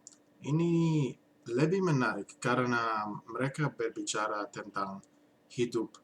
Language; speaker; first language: Indonesian; non-native, learner; English